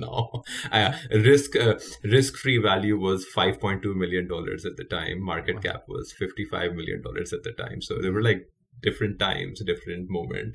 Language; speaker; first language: English; non-native, local second language; Urdu